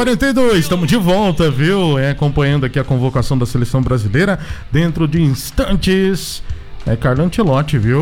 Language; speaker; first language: Portuguese; native; Portuguese